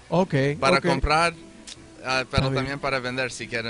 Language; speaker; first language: Spanish; early bilingual, heritage; Spanish